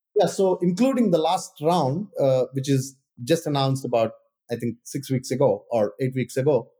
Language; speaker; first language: English; non-native, local second language; Kannada